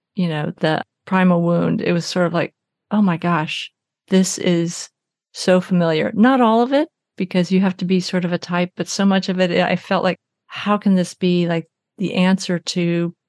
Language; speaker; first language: English; native; English